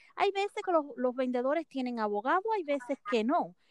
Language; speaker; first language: Spanish; early bilingual, heritage; Spanish